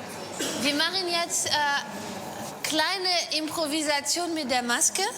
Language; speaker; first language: German; non-native, fluent; French